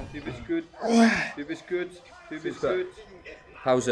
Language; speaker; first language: German; non-native, learner; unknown